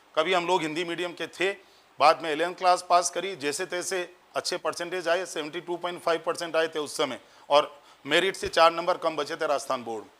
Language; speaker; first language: Hindi; native; Hindi